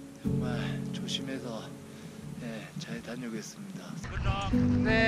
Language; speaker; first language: Korean; native; Korean